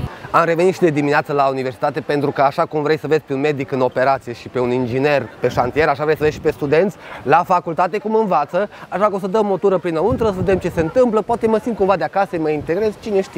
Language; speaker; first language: Romanian; native; Romanian